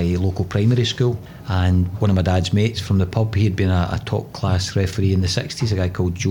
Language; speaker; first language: English; native; English